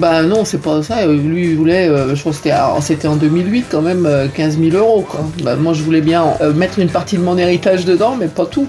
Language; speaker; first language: French; native; French